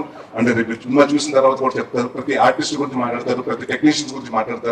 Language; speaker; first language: Telugu; native; Telugu